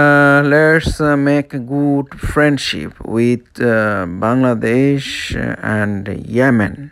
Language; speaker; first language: English; non-native, local second language; Bangla